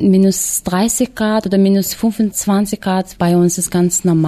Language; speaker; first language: German; non-native, learner; Mongolian